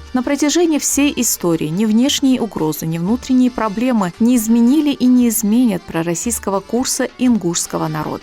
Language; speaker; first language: Russian; native; Russian